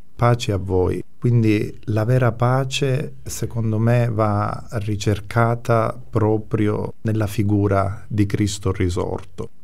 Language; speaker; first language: Italian; native; Italian